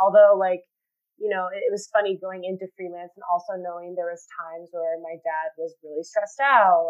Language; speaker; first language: English; native; English